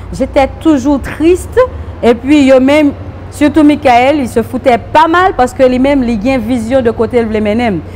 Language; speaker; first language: French; non-native, local second language; Haitian Creole